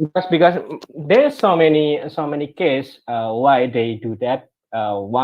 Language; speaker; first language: English; non-native, learner; Indonesian